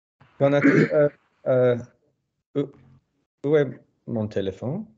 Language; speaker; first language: French; non-native, learner; English